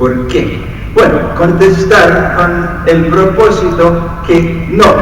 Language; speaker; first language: Spanish; non-native, fluent; English